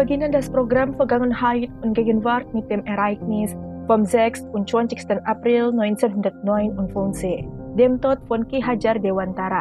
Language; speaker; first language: German; non-native, fluent; Indonesian